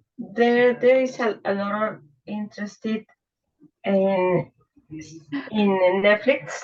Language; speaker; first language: English; non-native, learner; Spanish